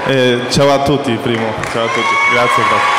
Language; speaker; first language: Italian; non-native, learner; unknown